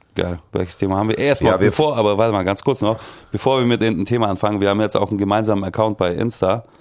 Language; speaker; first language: German; early bilingual, other home language; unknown